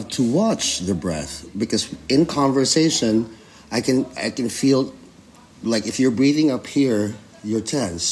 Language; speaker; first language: English; non-native, local second language; Filipino